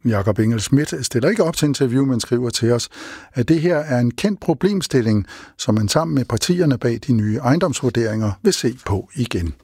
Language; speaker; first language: Danish; native; Danish